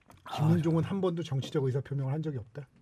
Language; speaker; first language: Korean; native; Korean